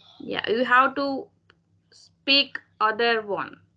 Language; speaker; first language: English; non-native, learner; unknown